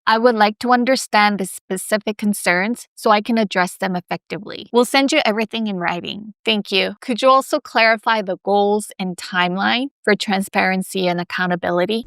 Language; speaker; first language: English; non-native, fluent; Korean